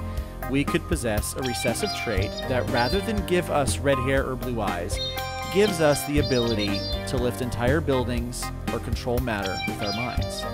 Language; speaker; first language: English; native; English